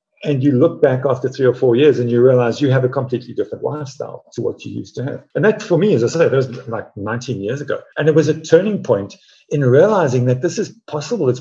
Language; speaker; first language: English; native; English